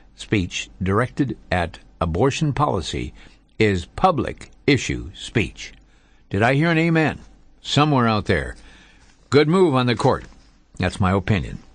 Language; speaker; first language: English; native; English